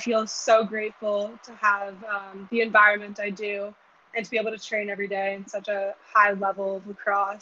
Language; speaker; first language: English; native; English